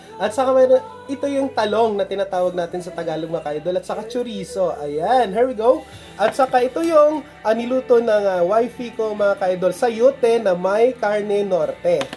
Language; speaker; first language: Filipino; non-native, local second language; Cebuano